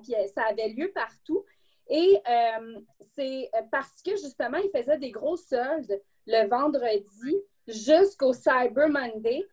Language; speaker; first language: French; native; French